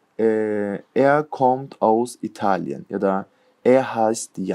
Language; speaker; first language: German; non-native, fluent; Turkish